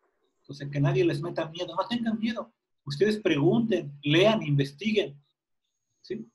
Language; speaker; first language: Spanish; native; Spanish